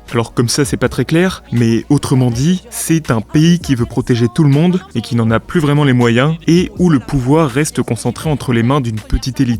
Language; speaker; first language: French; native; French